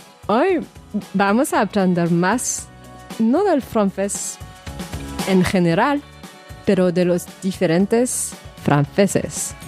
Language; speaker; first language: Spanish; non-native, fluent; French